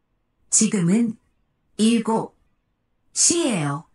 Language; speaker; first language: Korean; non-native, learner; Japanese